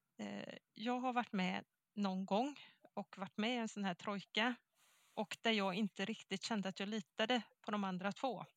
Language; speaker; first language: Swedish; native; Swedish